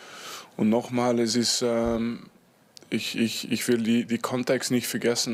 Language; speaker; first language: German; non-native, fluent; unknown